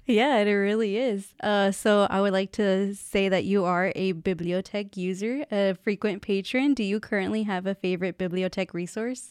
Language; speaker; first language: English; early bilingual, other home language; Spanish